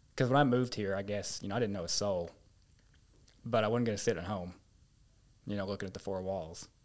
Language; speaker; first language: English; native; English